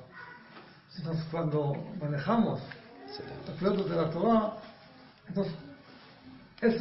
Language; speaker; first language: Spanish; non-native, learner; Hebrew